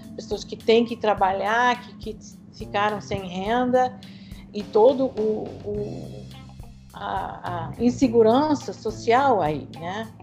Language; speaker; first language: Portuguese; non-native, fluent; English